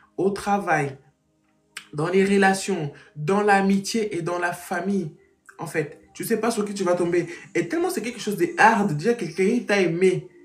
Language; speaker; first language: French; non-native, fluent; Portuguese